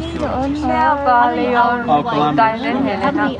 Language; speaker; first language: Finnish; early bilingual, heritage; Finnish